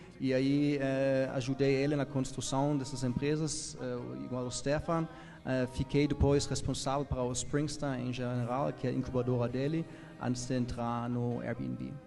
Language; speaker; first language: Portuguese; non-native, fluent; German